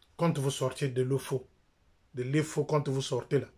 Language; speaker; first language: French; non-native, local second language; Lingala